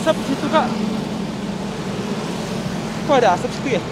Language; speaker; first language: Indonesian; native; Indonesian